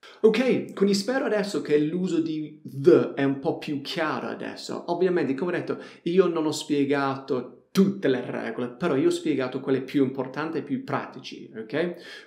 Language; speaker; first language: Italian; non-native, fluent; English